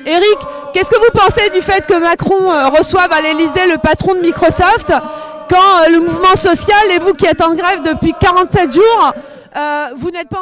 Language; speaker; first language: French; native; French